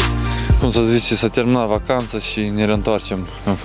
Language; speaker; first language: Romanian; non-native, local second language; Russian